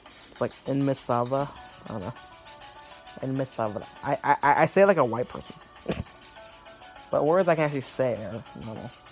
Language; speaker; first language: English; native; English